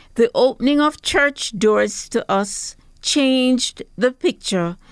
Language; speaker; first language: English; native; English